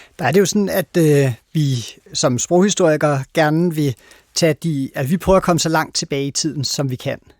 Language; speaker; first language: Danish; native; Danish